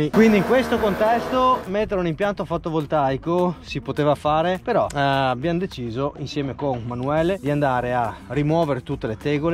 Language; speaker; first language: Italian; native; Italian